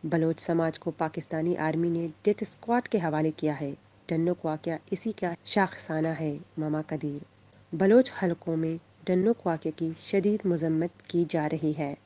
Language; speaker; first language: Urdu; non-native, local second language; Baluchi